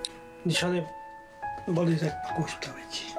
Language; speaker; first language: Korean; native; Korean